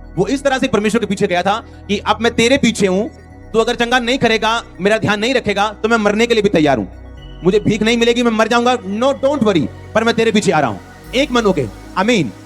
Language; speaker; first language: Hindi; non-native, local second language; Punjabi